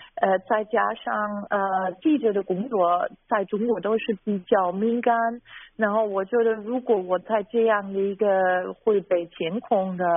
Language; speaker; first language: Chinese; non-native, fluent; German